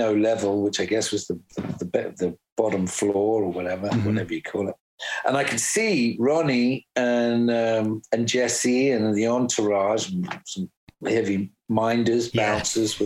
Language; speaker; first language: English; native; English